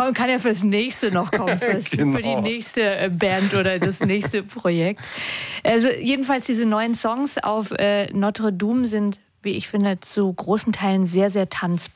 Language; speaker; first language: German; native; German